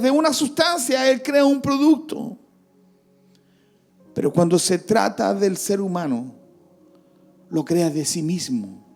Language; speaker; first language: Spanish; native; Spanish